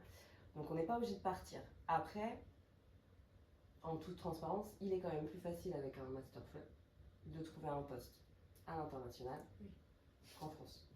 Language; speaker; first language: French; native; French